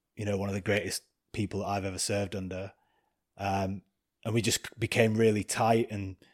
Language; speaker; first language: English; native; English